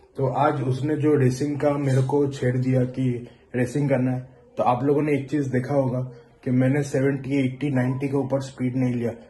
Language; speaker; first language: Hindi; non-native, local second language; Bangla